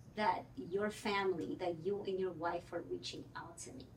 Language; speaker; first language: English; early bilingual, other home language; Spanish